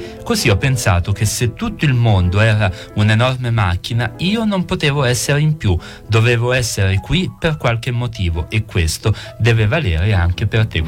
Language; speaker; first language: Italian; native; Italian